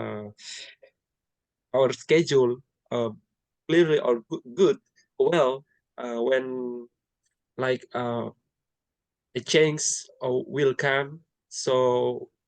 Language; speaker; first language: English; non-native, learner; Indonesian